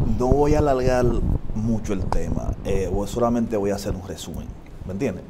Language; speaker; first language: Spanish; non-native, fluent; Haitian Creole